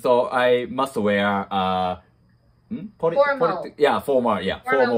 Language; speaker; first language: English; non-native, learner; Japanese